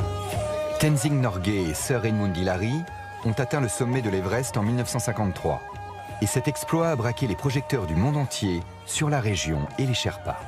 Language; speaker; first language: French; native; French